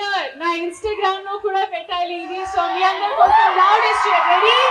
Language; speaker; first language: Telugu; non-native, fluent; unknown